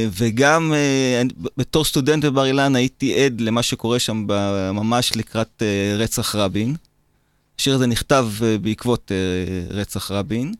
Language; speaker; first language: Hebrew; native; Hebrew